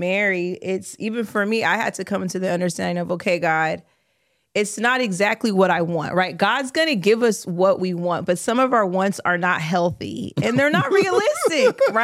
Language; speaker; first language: English; native; English